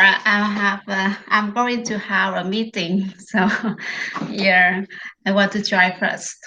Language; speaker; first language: English; non-native, learner; Vietnamese